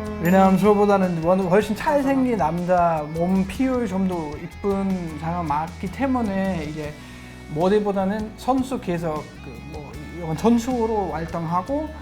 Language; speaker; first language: Korean; non-native, learner; German